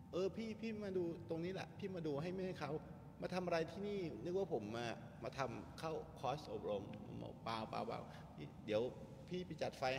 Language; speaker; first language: Thai; native; Thai